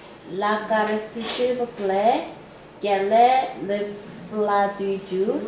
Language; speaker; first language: French; non-native, learner; Korean